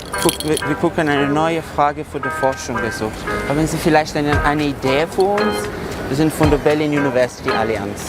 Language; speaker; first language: German; non-native, learner; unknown